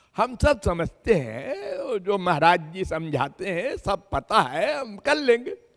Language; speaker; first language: Hindi; native; Hindi